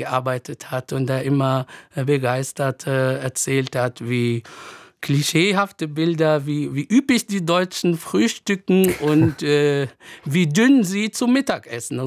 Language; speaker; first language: German; non-native, fluent; Arabic